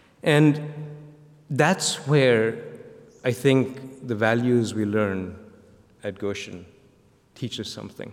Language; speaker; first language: English; non-native, local second language; Bangla